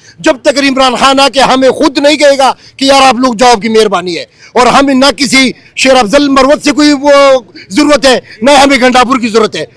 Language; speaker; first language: Urdu; non-native, local second language; Pashto